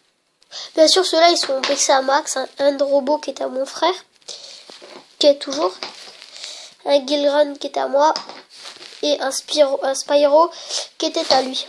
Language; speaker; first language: French; native; French